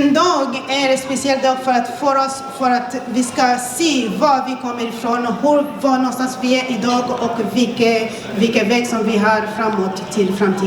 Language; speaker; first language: Swedish; non-native, fluent; Kinyarwanda